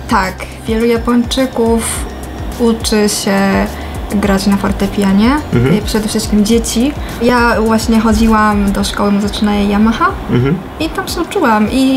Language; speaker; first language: Polish; non-native, fluent; Japanese